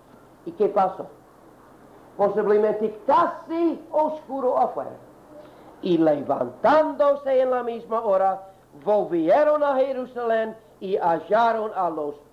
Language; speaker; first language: Spanish; non-native, learner; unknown